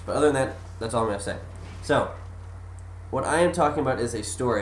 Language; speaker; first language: English; native; English